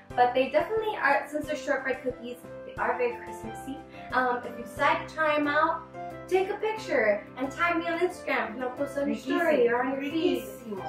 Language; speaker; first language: English; native; English